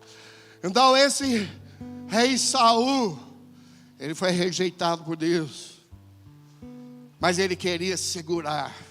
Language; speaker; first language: Portuguese; non-native, fluent; English